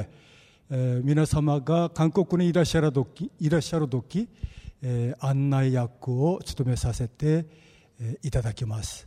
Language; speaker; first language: Japanese; non-native, fluent; Korean